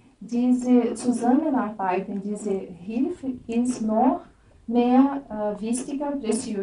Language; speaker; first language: German; non-native, fluent; Portuguese